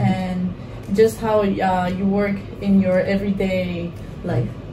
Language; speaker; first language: English; non-native, fluent; Spanish